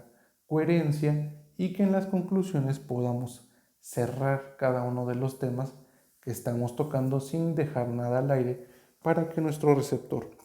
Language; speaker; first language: Spanish; native; Spanish